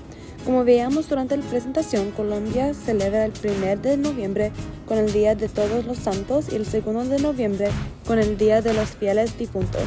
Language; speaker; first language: Spanish; non-native, fluent; English